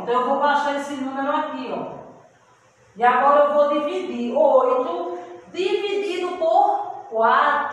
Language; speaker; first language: Portuguese; native; Portuguese